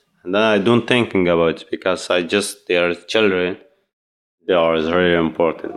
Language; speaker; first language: English; non-native, learner; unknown